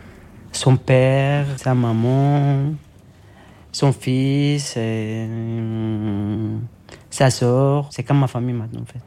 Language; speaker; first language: French; non-native, learner; Arabic